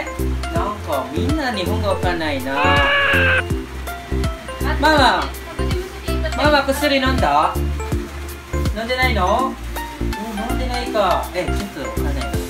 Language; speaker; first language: Japanese; non-native, learner; Filipino